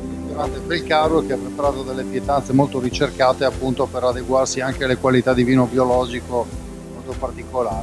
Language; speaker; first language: Italian; native; Italian